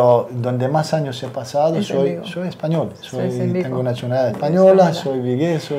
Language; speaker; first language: Spanish; non-native, fluent; Serbian